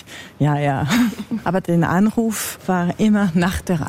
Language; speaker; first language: German; non-native, local second language; French